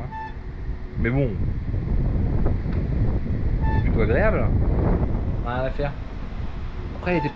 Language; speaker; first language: French; native; French